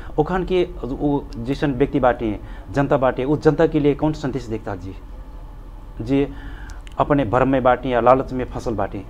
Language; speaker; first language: Bhojpuri; native; Bhojpuri